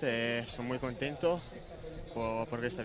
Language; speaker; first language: Spanish; non-native, fluent; Italian